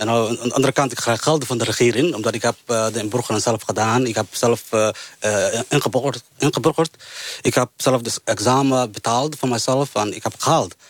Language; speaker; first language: Dutch; non-native, fluent; Somali